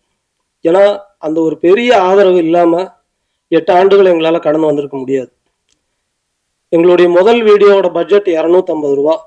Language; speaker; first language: Tamil; native; Tamil